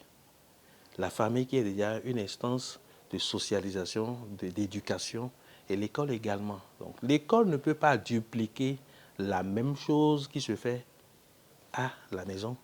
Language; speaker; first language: French; non-native, local second language; Fon